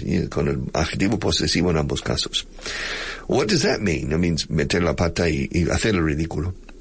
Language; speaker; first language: Spanish; non-native, fluent; English